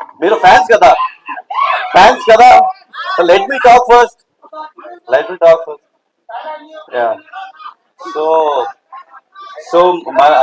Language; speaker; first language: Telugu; non-native, local second language; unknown